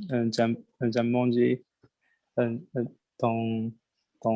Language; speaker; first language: French; non-native, learner; Chinese